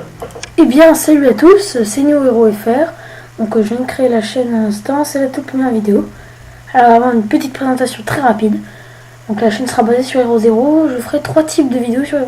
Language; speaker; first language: French; native; French